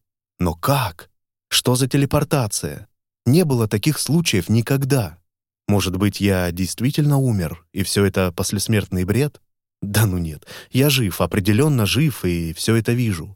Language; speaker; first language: Russian; native; Russian